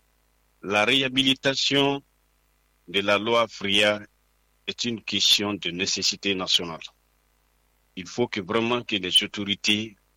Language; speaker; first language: French; non-native, local second language; Fula